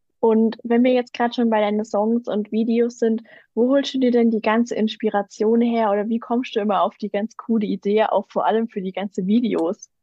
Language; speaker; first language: German; native; German